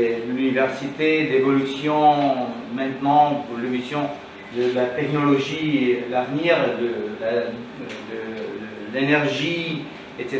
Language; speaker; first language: French; non-native, learner; Romanian